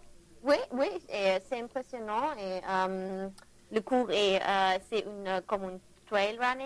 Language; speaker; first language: French; non-native, learner; German